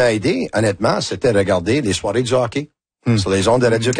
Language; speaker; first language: French; non-native, local second language; Italian